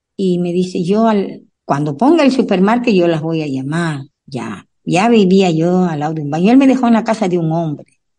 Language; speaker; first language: Spanish; native; Spanish